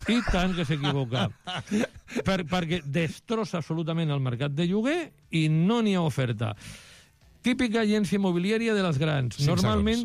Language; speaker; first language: Catalan; non-native, local second language; Spanish